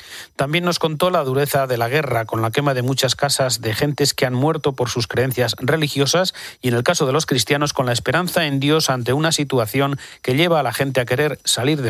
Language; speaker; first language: Spanish; native; Spanish